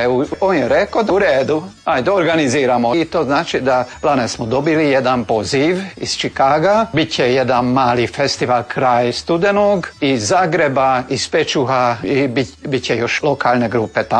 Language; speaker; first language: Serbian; early bilingual, heritage; Croatian